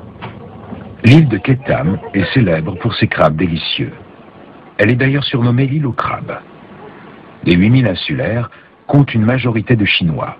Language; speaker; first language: French; native; French